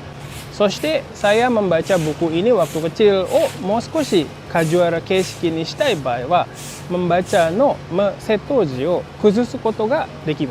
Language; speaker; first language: Japanese; non-native, fluent; Indonesian